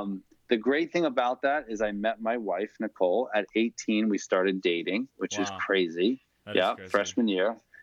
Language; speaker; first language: English; native; English